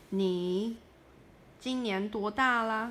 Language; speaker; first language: Chinese; non-native, fluent; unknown